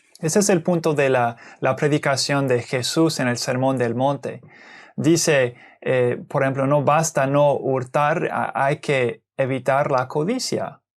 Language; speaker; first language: Spanish; non-native, fluent; English